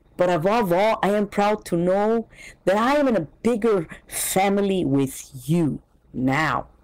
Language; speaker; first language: English; early bilingual, other home language; Spanish